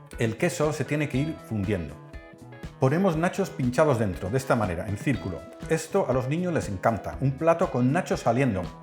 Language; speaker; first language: Spanish; non-native, fluent; Dutch